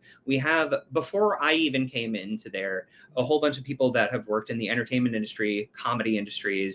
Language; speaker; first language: English; native; English